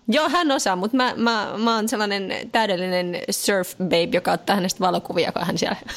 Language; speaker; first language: Finnish; native; Finnish